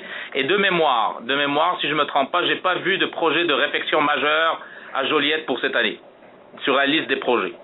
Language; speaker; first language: French; native; French